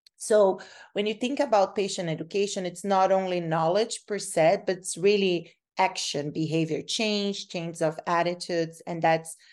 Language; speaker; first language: English; non-native, fluent; Portuguese